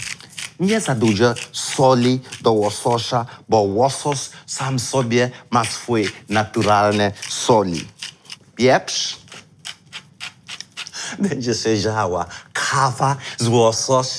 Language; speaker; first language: Polish; non-native, learner; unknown